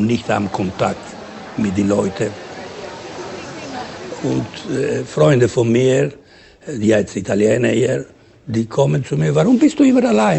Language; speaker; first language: German; non-native, learner; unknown